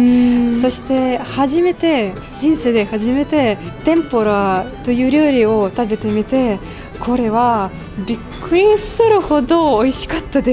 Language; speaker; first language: Japanese; non-native, fluent; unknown